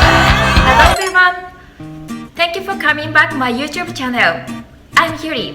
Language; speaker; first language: English; non-native, learner; Japanese